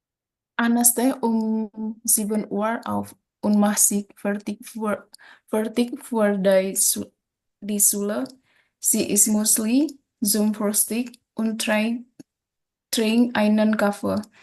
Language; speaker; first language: German; non-native, learner; Indonesian